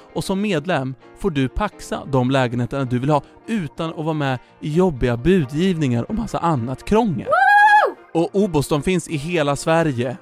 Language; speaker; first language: Swedish; native; Swedish